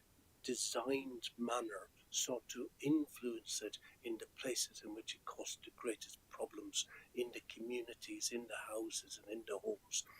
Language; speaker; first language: English; native; English